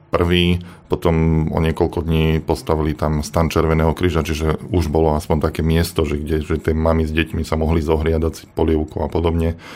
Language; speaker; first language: Slovak; native; Slovak